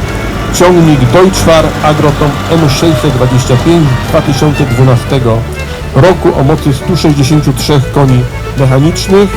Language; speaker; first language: Polish; native; Polish